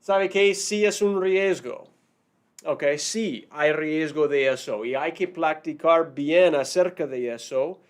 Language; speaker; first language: Spanish; non-native, fluent; English